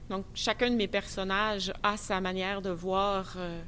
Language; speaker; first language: French; native; French